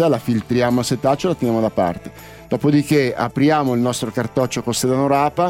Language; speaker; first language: Italian; native; Italian